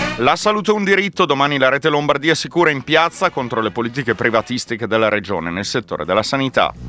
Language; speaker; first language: Italian; native; Italian